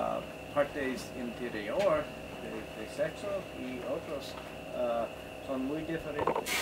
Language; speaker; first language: Spanish; non-native, learner; English